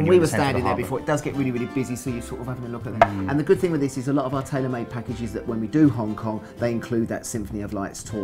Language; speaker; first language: English; native; English